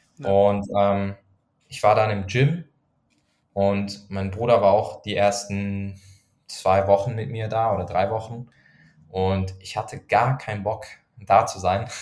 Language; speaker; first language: German; non-native, fluent; Persian